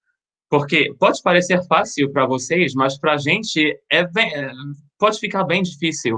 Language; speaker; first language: Portuguese; non-native, fluent; French